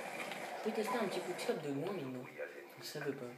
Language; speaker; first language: French; native; French